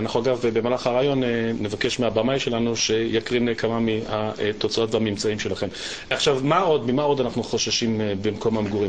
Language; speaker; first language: Hebrew; native; Hebrew